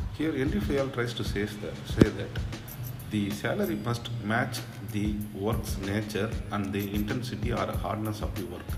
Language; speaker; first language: English; non-native, local second language; Tamil